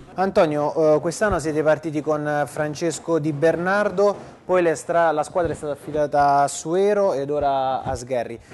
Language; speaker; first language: Italian; native; Italian